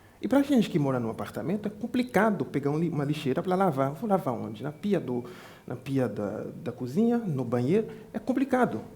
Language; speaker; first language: Portuguese; non-native, fluent; French